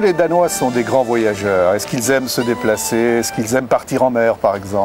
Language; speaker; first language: French; native; French